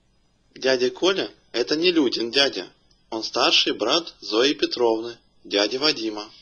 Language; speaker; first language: Russian; native; Russian